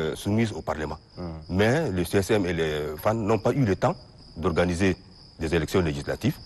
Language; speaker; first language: French; non-native, local second language; Arabic